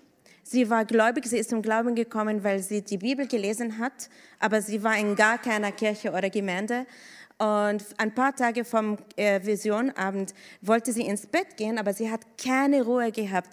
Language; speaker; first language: German; non-native, fluent; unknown